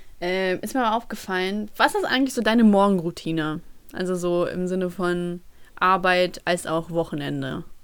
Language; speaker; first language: German; early bilingual, other home language; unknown